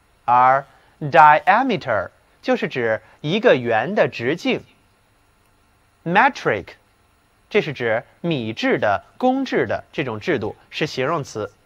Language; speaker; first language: Chinese; native; Chinese